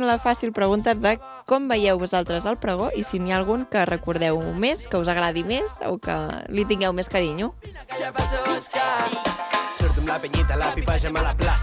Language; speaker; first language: Catalan; native; Catalan